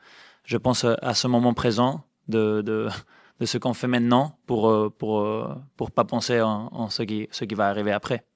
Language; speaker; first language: French; non-native, fluent; Spanish